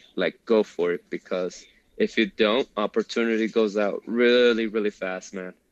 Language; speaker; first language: English; early bilingual, other home language; Spanish